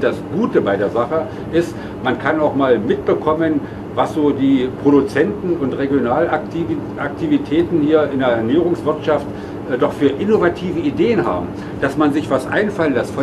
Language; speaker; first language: German; native; German